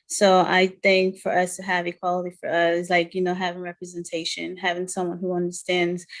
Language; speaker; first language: English; non-native, fluent; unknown